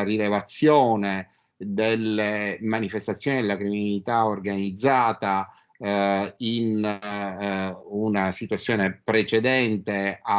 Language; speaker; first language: Italian; native; Italian